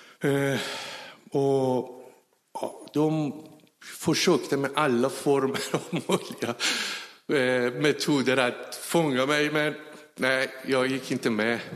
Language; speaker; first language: Swedish; non-native, fluent; Persian